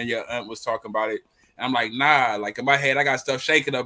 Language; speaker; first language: English; native; English